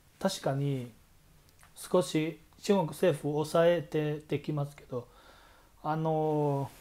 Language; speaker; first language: Japanese; non-native, fluent; Chinese